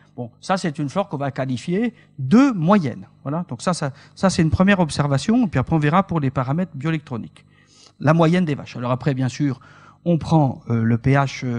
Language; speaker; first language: French; native; French